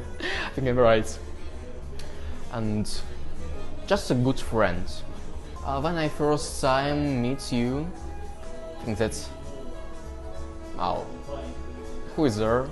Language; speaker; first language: English; non-native, learner; Russian